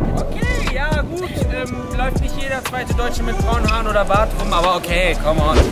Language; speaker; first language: German; early bilingual, other home language; Turkish